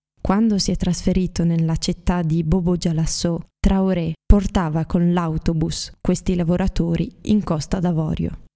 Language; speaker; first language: Italian; native; Italian